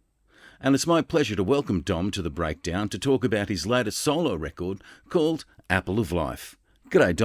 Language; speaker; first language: English; native; English